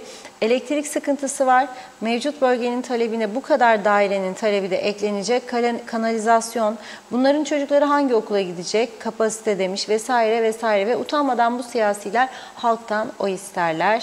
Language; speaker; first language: Turkish; native; Turkish